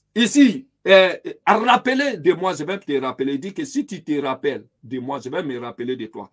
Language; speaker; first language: French; non-native, local second language; Lingala